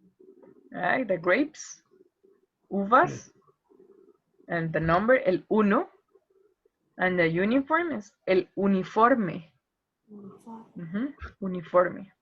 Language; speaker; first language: English; non-native, fluent; Spanish